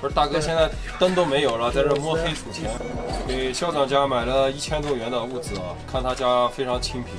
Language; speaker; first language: Chinese; native; Chinese